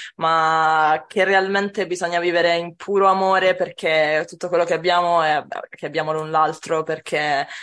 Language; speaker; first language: Italian; native; Italian